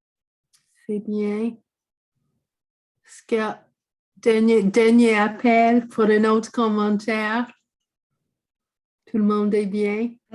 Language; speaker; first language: French; non-native, fluent; English